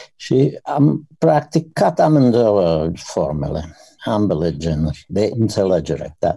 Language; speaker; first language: Romanian; native; Romanian